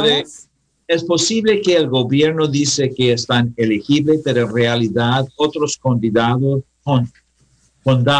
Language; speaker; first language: Spanish; non-native, learner; English